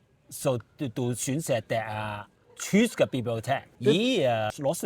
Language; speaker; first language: Danish; non-native, learner; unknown